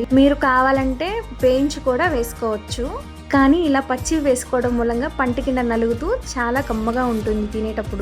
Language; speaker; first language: Telugu; native; Telugu